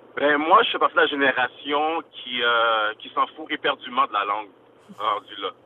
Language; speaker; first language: French; native; French